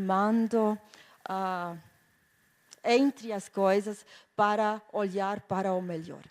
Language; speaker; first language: Portuguese; non-native, fluent; German